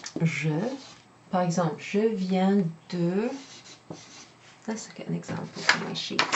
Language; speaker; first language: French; non-native, fluent; English